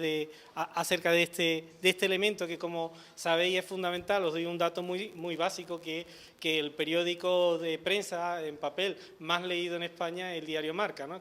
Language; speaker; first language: Spanish; native; Spanish